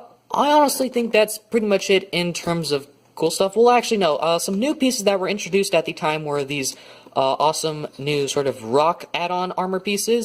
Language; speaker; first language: English; native; English